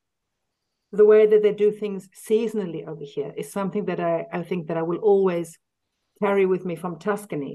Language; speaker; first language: English; native; English